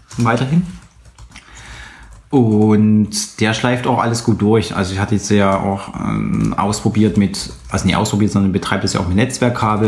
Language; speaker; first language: German; native; German